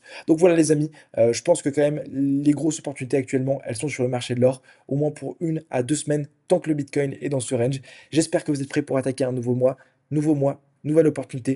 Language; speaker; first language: French; native; French